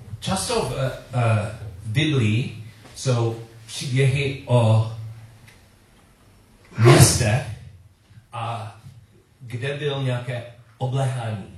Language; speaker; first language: Czech; non-native, learner; English